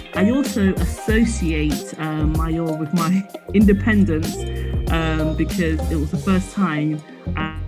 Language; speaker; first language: English; native; English